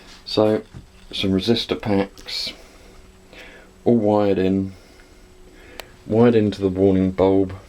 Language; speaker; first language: English; native; English